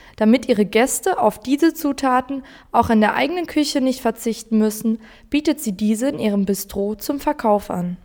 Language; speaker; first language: German; native; German